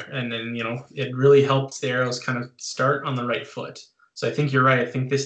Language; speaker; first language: English; native; English